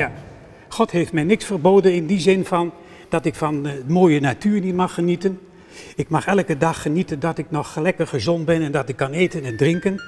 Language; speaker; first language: Dutch; native; Dutch